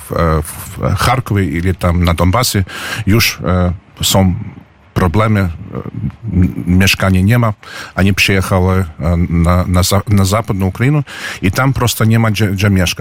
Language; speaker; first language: Polish; early bilingual, heritage; English